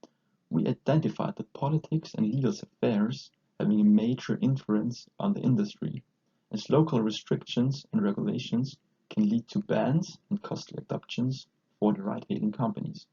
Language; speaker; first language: English; non-native, fluent; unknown